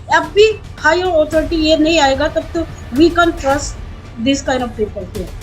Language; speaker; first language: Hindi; non-native, local second language; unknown